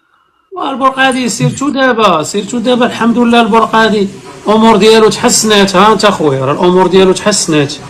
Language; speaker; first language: Arabic; native; Arabic